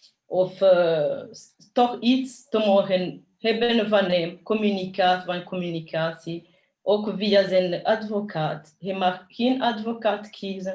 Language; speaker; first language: Dutch; early bilingual, other home language; Kinyarwanda